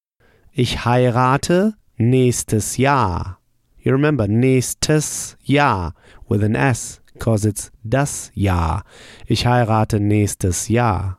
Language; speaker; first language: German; non-native, fluent; English